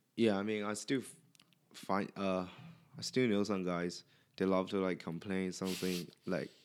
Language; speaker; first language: English; non-native, learner; Chinese